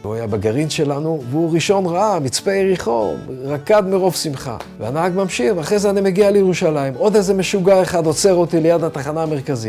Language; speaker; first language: Hebrew; native; Hebrew